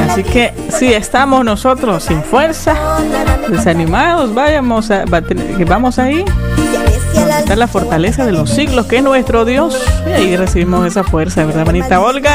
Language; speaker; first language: Spanish; native; Spanish